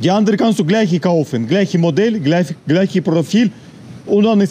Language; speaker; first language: German; non-native, learner; Russian